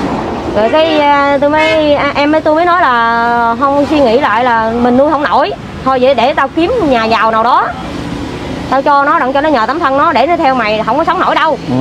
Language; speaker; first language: Vietnamese; native; Vietnamese